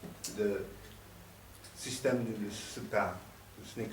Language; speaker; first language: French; non-native, learner; English